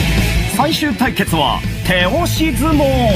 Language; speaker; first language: Japanese; native; Japanese